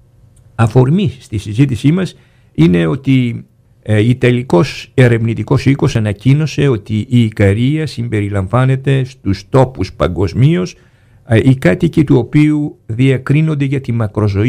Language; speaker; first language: Greek; native; Greek